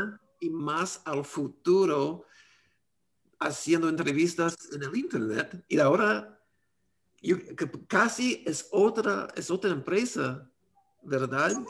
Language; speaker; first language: Spanish; non-native, learner; English